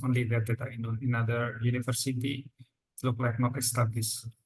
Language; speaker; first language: English; non-native, fluent; Indonesian